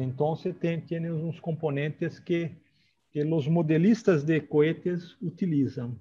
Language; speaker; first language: Spanish; non-native, learner; Portuguese